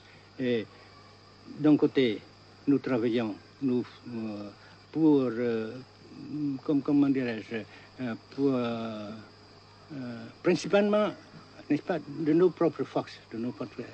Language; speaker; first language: French; non-native, fluent; Vietnamese